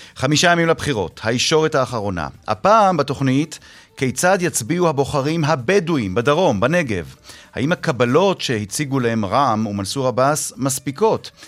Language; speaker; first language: Hebrew; native; Hebrew